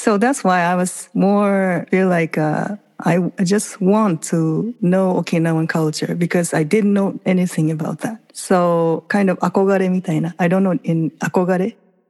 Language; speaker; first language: English; non-native, fluent; Japanese